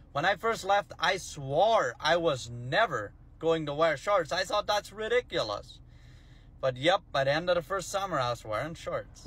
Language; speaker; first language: English; early bilingual, other home language; Pennsylvania German